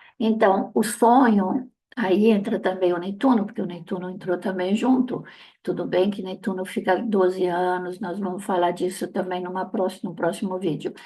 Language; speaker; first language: Portuguese; non-native, fluent; Italian